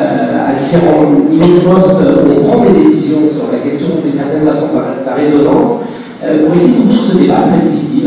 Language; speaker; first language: French; native; French